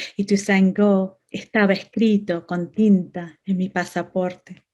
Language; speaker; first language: Spanish; native; Spanish